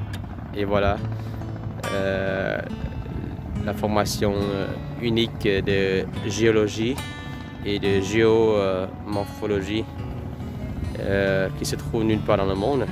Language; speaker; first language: French; non-native, fluent; Vietnamese